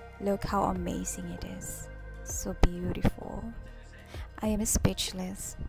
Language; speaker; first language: English; non-native, local second language; Filipino